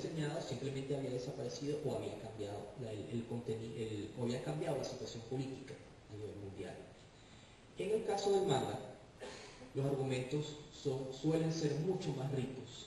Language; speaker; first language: Spanish; native; Spanish